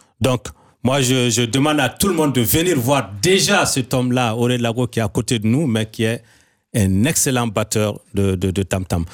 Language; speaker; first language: French; non-native, local second language; Bambara